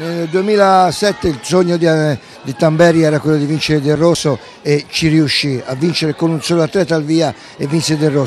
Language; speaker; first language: Italian; native; Italian